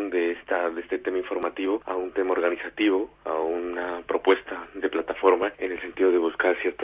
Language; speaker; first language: Spanish; native; Spanish